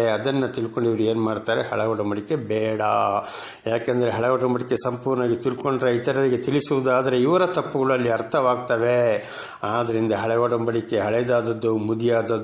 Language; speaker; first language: Kannada; native; Kannada